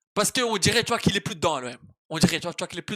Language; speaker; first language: French; native; French